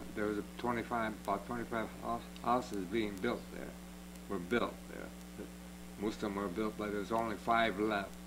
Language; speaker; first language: English; native; English